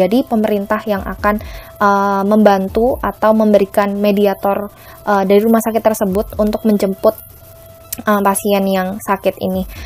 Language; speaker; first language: Indonesian; native; Indonesian